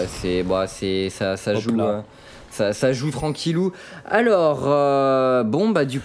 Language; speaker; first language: French; native; French